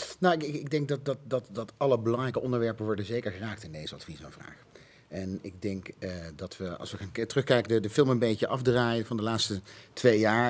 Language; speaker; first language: Dutch; native; Dutch